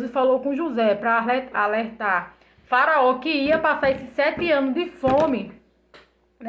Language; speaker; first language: Portuguese; native; Portuguese